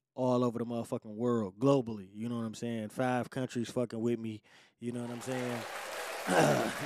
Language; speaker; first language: English; native; English